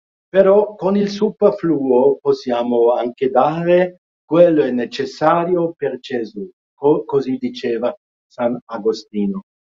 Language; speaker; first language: Italian; non-native, fluent; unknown